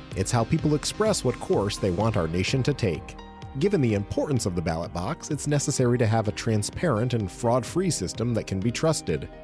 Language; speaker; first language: English; native; English